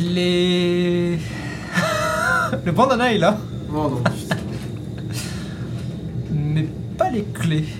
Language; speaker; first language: French; native; French